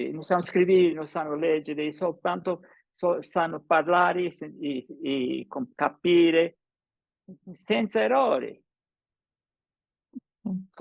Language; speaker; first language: Italian; non-native, fluent; English